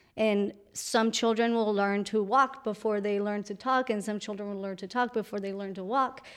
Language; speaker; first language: English; non-native, fluent; Spanish